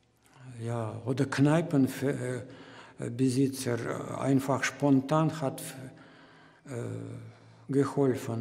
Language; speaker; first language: German; non-native, learner; Russian